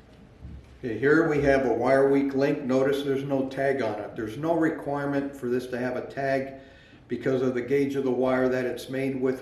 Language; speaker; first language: English; native; English